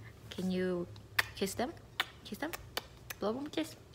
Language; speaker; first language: English; non-native, fluent; Indonesian